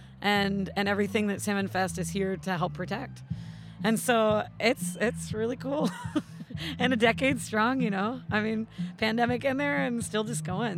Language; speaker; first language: English; native; English